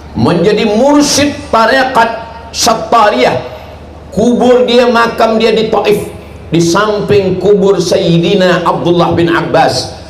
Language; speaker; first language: Malay; native; Malay